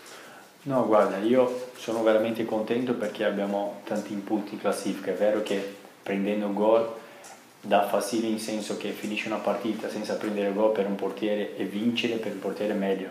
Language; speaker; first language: Italian; non-native, fluent; Portuguese